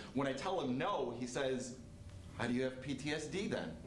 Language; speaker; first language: English; native; English